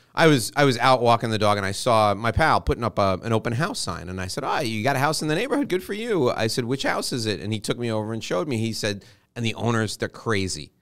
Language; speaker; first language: English; native; English